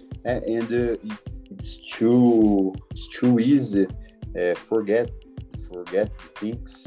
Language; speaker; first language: English; non-native, learner; Portuguese